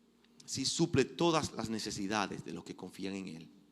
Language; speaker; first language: Spanish; native; Spanish